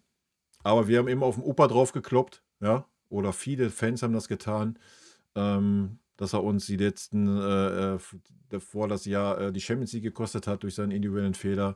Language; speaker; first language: German; native; German